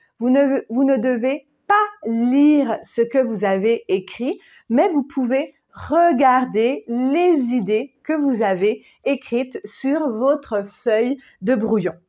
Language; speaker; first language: French; native; French